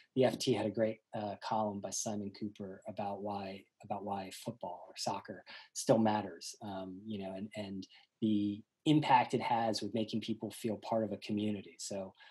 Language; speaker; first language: English; native; English